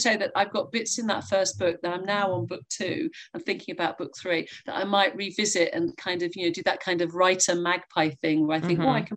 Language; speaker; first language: English; native; English